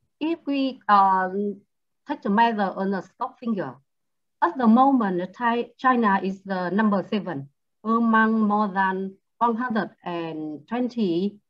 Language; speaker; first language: English; non-native, learner; Vietnamese